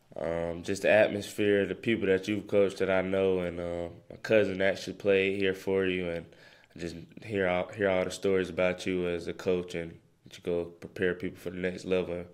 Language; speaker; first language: English; native; English